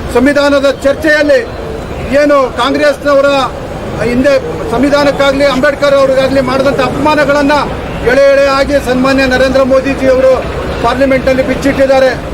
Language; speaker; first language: Kannada; native; Kannada